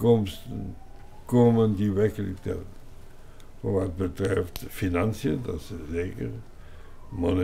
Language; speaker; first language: Dutch; non-native, local second language; French